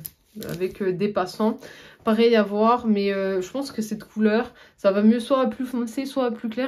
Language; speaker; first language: French; native; French